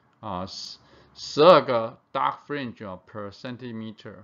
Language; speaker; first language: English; non-native, fluent; Chinese